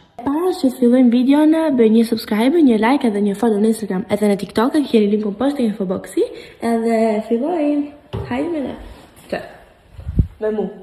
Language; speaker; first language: Albanian; early bilingual, heritage; Albanian